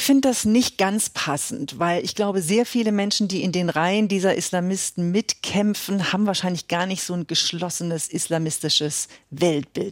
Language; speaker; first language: German; native; German